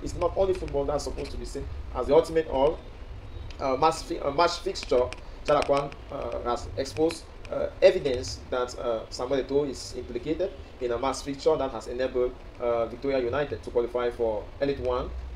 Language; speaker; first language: English; non-native, local second language; French